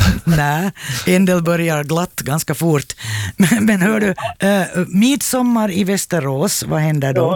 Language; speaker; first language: Swedish; native; Swedish